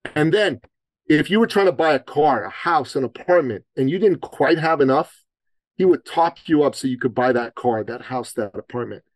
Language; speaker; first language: English; early bilingual, other home language; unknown